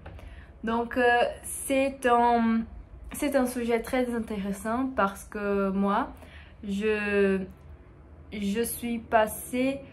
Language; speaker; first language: French; non-native, learner; Portuguese